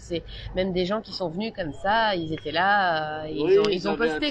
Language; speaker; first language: French; native; French